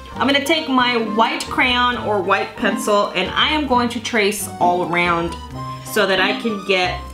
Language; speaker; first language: English; early bilingual, other home language; Spanish